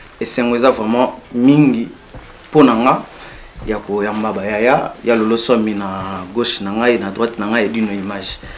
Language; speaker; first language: Lingala; native; Lingala